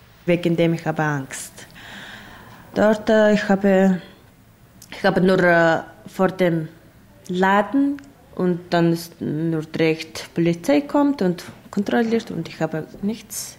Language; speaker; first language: German; non-native, learner; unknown